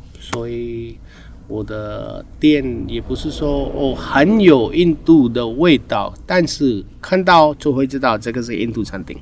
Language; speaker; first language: Chinese; non-native, fluent; Hindi